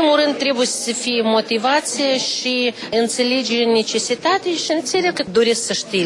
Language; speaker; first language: Romanian; non-native, local second language; Russian